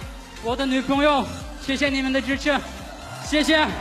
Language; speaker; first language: Chinese; non-native, local second language; Kyrgyz